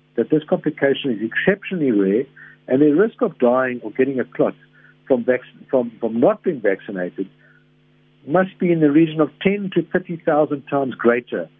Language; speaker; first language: English; native; English